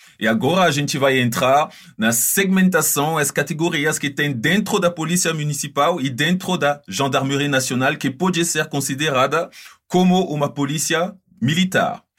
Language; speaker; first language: Portuguese; non-native, fluent; French